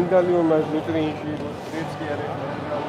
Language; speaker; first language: Russian; non-native, local second language; Georgian